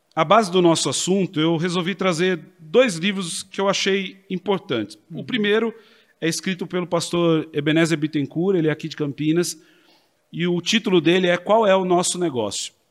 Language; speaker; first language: Portuguese; native; Portuguese